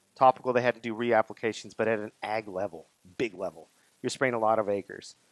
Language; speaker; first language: English; native; English